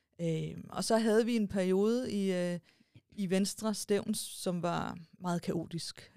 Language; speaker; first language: Danish; native; Danish